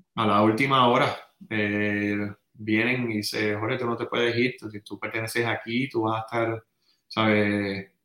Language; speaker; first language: Spanish; native; Spanish